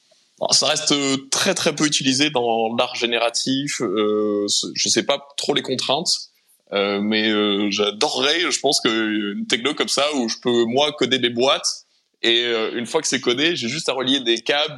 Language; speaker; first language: French; native; French